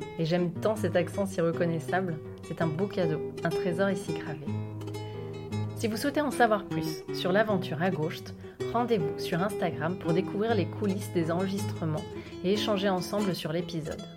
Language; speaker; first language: French; native; French